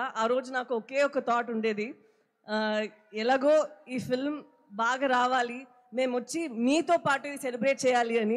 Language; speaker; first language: Telugu; non-native, local second language; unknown